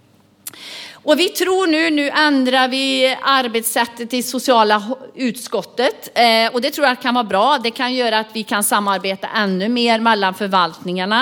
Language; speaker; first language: Swedish; native; Swedish